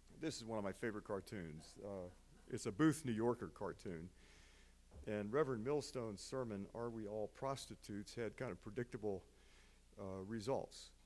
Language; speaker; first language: English; native; English